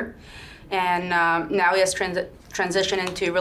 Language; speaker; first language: English; non-native, fluent; Swedish